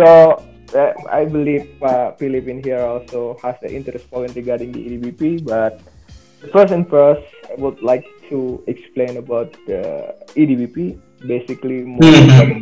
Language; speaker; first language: English; non-native, learner; Indonesian